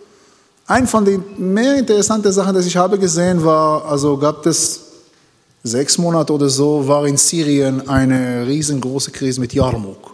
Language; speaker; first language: German; non-native, learner; Hebrew